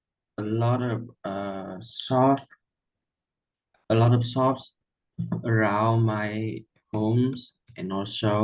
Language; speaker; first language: English; non-native, learner; Vietnamese